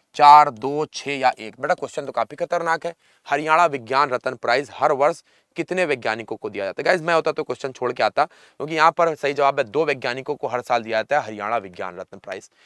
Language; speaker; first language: Hindi; native; Hindi